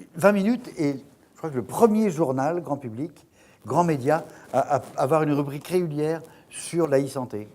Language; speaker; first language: French; native; French